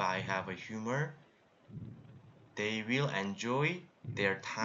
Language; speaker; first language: English; non-native, learner; Korean